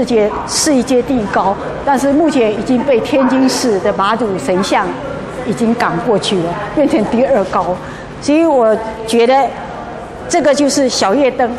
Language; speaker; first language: Chinese; native; Chinese